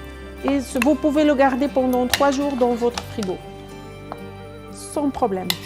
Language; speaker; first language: French; non-native, fluent; Spanish